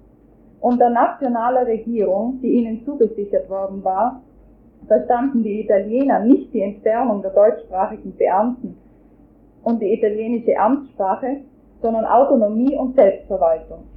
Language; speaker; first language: German; native; German